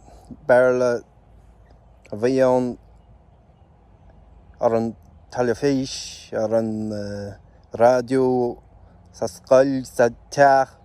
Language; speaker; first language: Irish; non-native, local second language; English